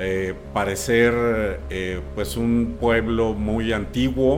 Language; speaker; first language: Spanish; native; Spanish